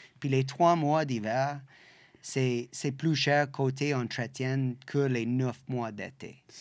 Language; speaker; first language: French; non-native, local second language; English